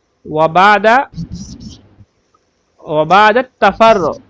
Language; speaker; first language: Arabic; non-native, fluent; Urdu